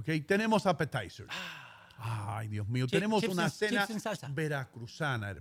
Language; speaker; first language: Spanish; native; Spanish